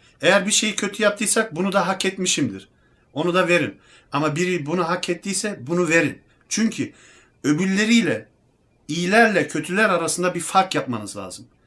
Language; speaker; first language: Turkish; early bilingual, heritage; Turkish